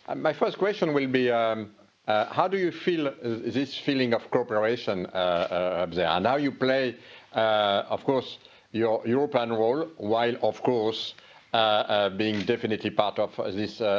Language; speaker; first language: English; non-native, fluent; French